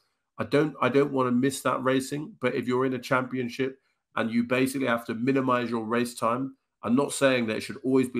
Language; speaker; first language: English; native; English